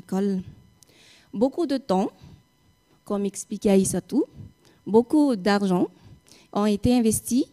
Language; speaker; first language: French; non-native, local second language; Malagasy